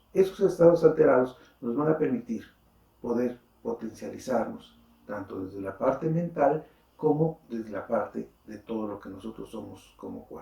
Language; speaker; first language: Spanish; native; Spanish